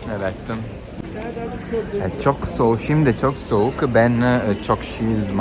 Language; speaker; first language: Turkish; non-native, learner; Italian